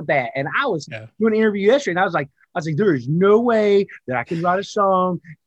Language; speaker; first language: English; native; English